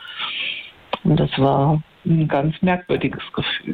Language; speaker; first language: German; native; German